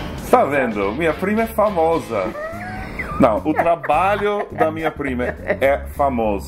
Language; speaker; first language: Portuguese; non-native, fluent; English